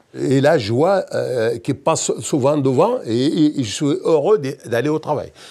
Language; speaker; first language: French; non-native, local second language; Berber languages